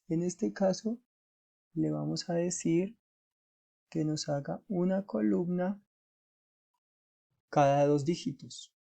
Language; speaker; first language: Spanish; native; Spanish